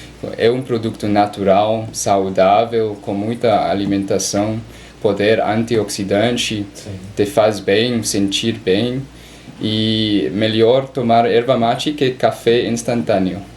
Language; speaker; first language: Portuguese; non-native, learner; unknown